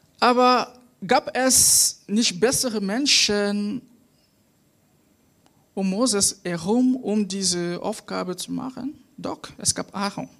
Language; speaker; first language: German; non-native, fluent; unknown